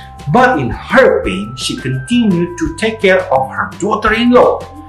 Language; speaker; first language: English; non-native, fluent; Indonesian